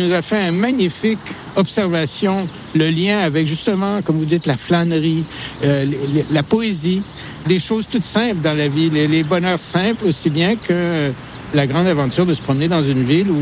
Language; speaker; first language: French; native; French